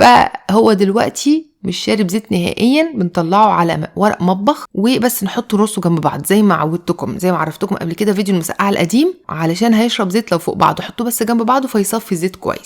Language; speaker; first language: Arabic; native; Arabic